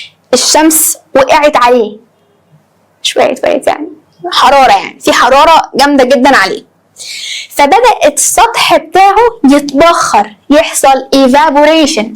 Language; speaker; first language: Arabic; native; Arabic